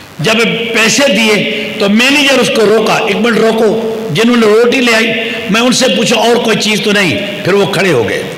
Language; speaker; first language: Urdu; non-native, local second language; Sindhi